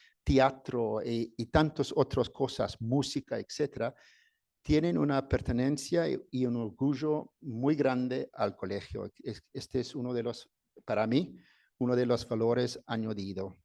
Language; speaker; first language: Spanish; non-native, fluent; English